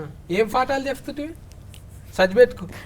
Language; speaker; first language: Telugu; native; Telugu